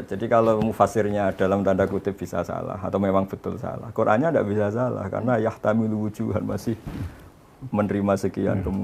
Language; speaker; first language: Indonesian; native; Indonesian